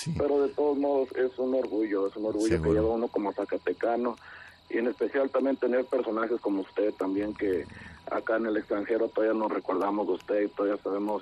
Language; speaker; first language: Spanish; early bilingual, heritage; Spanish